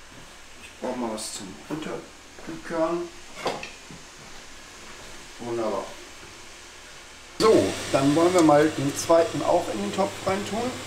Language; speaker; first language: German; native; German